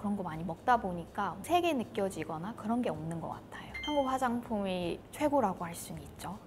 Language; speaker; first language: Korean; non-native, fluent; Burmese